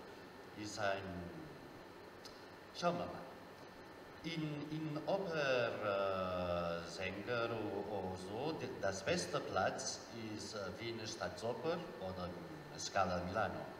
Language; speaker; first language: German; non-native, fluent; Spanish